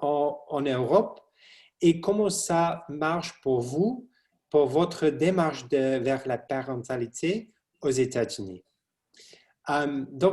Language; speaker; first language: French; non-native, learner; English